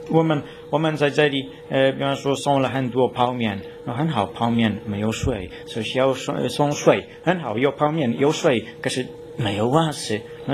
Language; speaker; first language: Chinese; non-native, learner; Polish